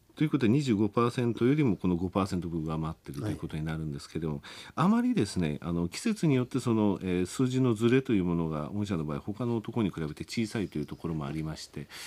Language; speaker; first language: Japanese; native; Japanese